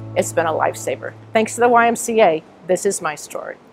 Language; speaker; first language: English; native; English